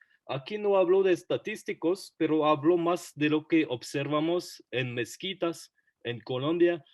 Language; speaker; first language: Spanish; non-native, fluent; French